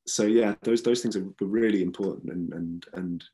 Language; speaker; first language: English; native; English